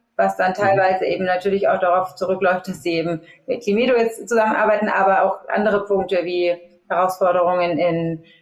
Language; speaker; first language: German; native; German